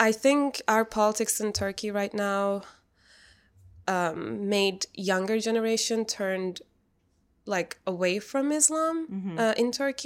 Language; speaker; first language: English; non-native, fluent; Turkish